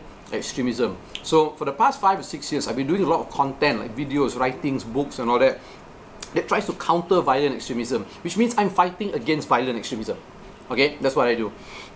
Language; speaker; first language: English; non-native, local second language; Malay